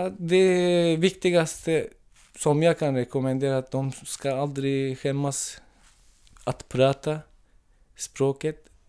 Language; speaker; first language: Swedish; non-native, fluent; Turkish